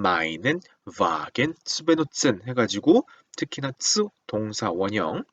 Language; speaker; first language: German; non-native, fluent; Korean